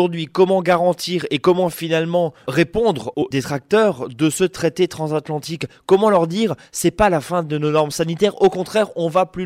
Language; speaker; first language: French; native; French